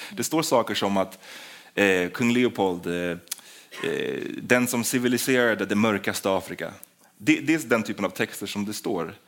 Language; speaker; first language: Swedish; native; Swedish